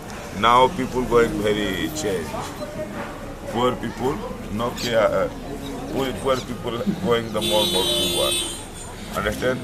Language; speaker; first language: English; non-native, learner; Hindi